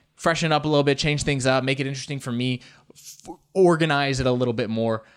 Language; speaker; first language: English; native; English